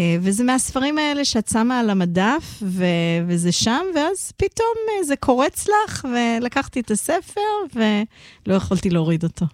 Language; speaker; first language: Hebrew; non-native, fluent; English